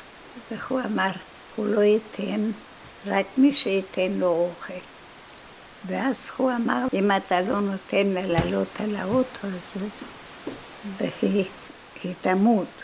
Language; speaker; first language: Hebrew; non-native, fluent; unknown